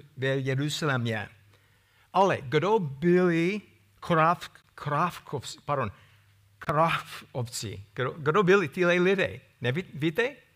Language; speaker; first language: Czech; non-native, fluent; English